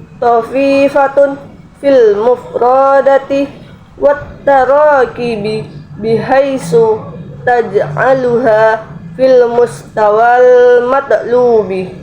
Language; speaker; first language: Arabic; non-native, learner; Indonesian